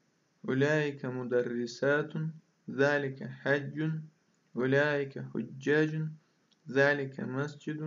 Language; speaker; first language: Arabic; non-native, fluent; Russian